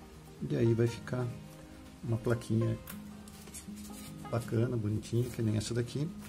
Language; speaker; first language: Portuguese; native; Portuguese